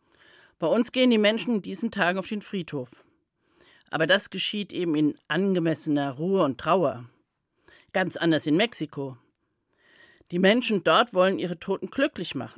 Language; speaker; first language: German; native; German